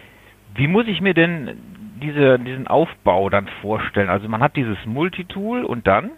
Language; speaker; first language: German; native; German